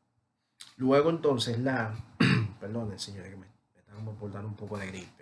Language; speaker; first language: Spanish; native; Spanish